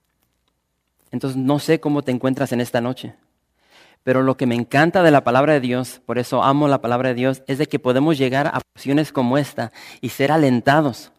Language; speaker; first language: Spanish; native; Spanish